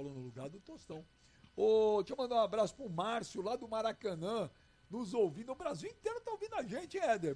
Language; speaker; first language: Portuguese; native; Portuguese